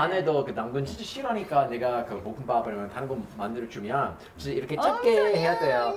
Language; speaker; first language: Korean; non-native, learner; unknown